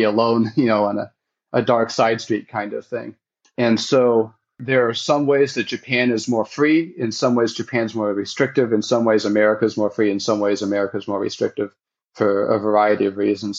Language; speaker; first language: English; native; English